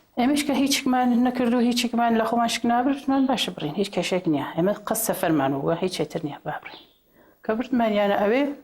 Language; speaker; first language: Central Kurdish; native; Central Kurdish